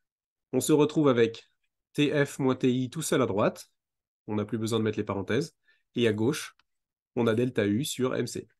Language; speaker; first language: French; native; French